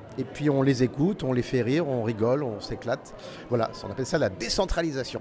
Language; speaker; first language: French; native; French